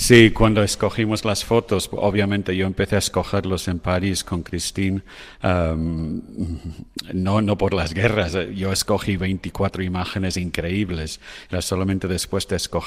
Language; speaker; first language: Spanish; non-native, fluent; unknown